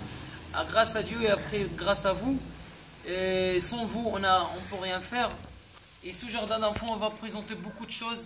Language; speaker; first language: French; non-native, fluent; Arabic